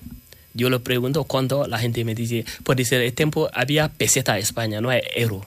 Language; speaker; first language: Spanish; non-native, learner; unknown